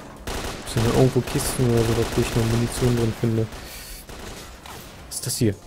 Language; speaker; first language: German; native; German